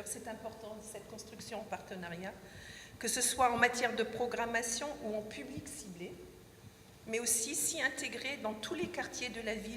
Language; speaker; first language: French; native; French